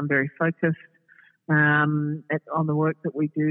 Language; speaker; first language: English; native; English